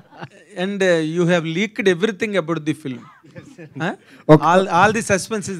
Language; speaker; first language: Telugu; native; Telugu